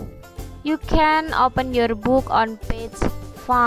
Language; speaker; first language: English; non-native, fluent; Indonesian